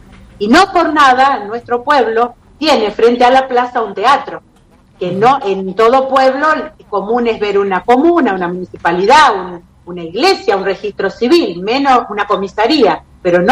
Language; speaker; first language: Spanish; native; Spanish